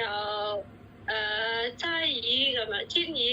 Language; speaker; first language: Cantonese; non-native, learner; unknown